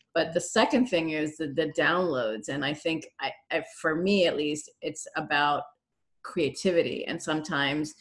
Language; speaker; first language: English; native; English